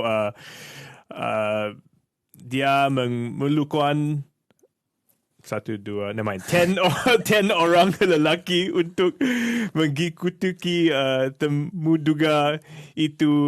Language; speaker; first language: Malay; non-native, learner; English